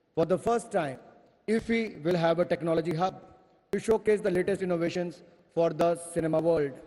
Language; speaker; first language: English; non-native, local second language; Hindi